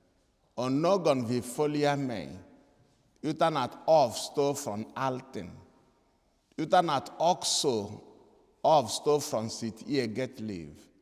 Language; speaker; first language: Swedish; non-native, fluent; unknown